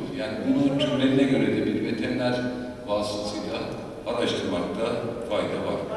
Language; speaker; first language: Turkish; native; Turkish